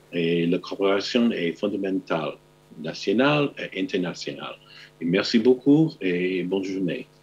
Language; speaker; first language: French; non-native, learner; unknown